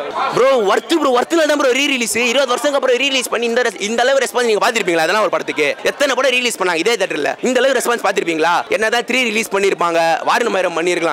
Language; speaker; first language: Tamil; native; Tamil